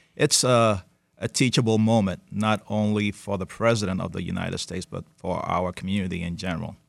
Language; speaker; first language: English; early bilingual, other home language; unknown